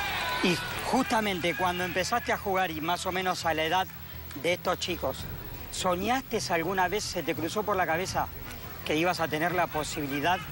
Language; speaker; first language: Spanish; native; Spanish